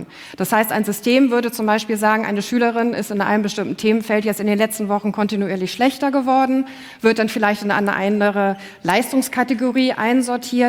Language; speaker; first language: German; native; German